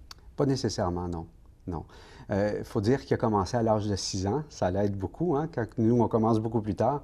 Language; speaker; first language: French; native; French